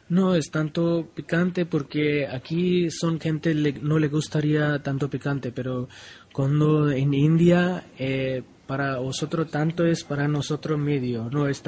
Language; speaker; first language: Spanish; non-native, learner; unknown